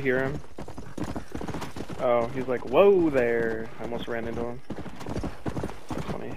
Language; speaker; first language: English; native; English